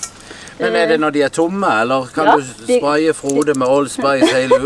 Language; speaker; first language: Norwegian; native; Norwegian